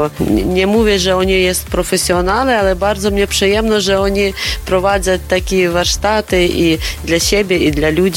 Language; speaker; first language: Polish; non-native, learner; Ukrainian